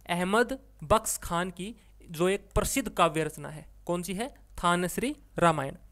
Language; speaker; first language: Hindi; native; Hindi